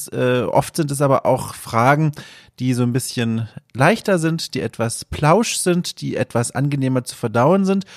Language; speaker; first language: German; native; German